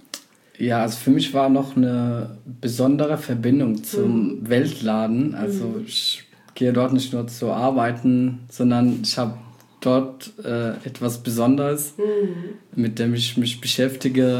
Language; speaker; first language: German; non-native, fluent; Arabic